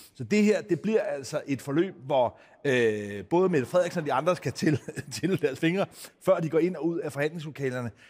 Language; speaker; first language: Danish; native; Danish